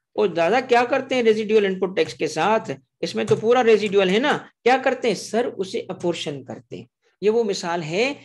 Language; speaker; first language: Urdu; non-native, local second language; Sindhi